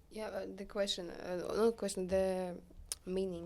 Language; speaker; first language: English; non-native, learner; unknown